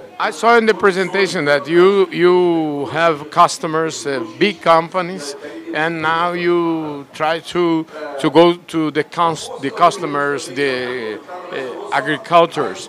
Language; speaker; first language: English; non-native, learner; Portuguese